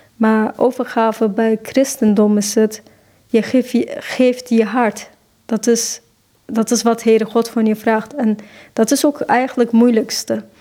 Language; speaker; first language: Dutch; non-native, fluent; Turkish